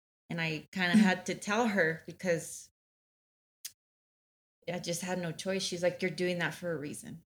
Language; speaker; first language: English; native; English